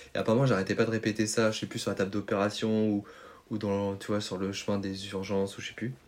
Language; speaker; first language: French; native; French